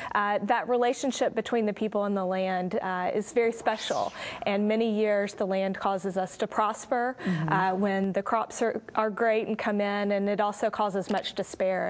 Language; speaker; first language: English; native; English